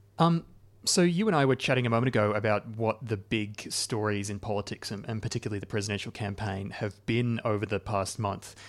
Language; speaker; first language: English; native; English